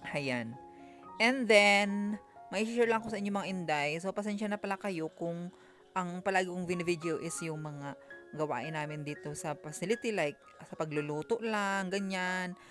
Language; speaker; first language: Filipino; non-native, local second language; Cebuano